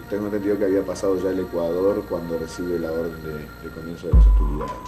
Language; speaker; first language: Spanish; native; Spanish